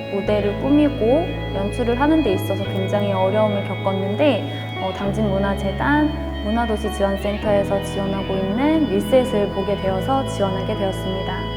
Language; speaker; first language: Korean; native; Korean